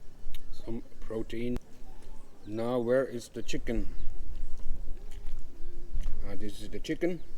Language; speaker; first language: English; non-native, fluent; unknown